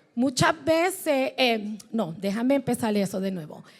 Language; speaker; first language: Spanish; early bilingual, heritage; Spanish